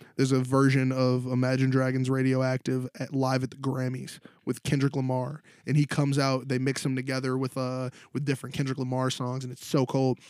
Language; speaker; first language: English; native; English